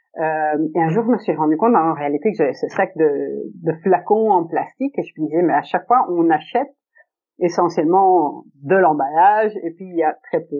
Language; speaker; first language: French; early bilingual, other home language; Italian